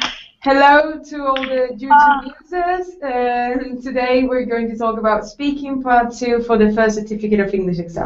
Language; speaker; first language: English; non-native, fluent; Spanish